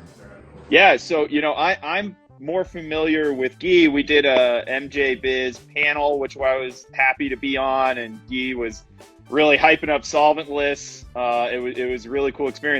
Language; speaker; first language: English; native; English